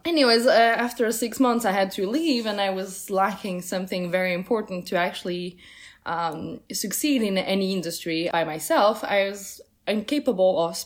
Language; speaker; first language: English; non-native, fluent; Portuguese